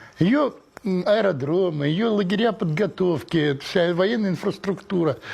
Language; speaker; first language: Russian; native; Russian